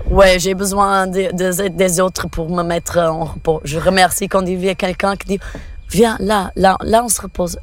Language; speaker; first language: French; non-native, fluent; Portuguese